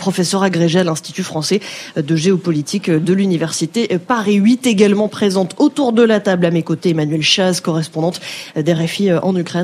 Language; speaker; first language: French; native; French